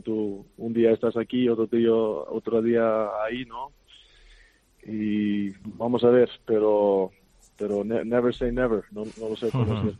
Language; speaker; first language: Spanish; non-native, fluent; Icelandic